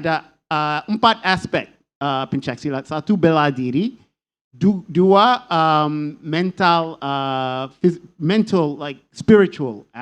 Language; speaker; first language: Indonesian; non-native, learner; English